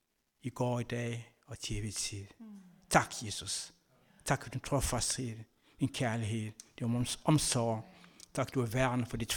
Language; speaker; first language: Danish; non-native, learner; Kabuverdianu